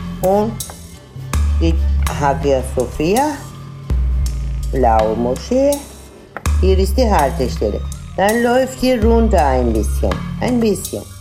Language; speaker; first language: German; non-native, fluent; Turkish